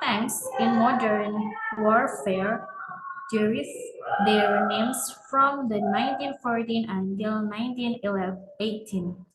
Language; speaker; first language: English; non-native, learner; Indonesian